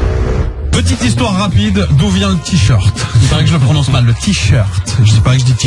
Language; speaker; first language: French; native; French